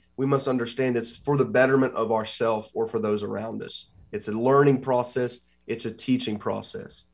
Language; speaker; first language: English; native; English